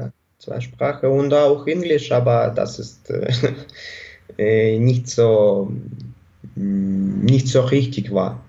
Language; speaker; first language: German; non-native, learner; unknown